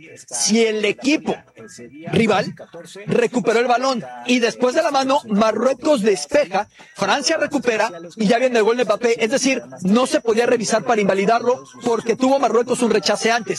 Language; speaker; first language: Spanish; native; Spanish